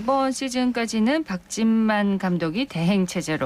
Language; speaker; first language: Korean; native; Korean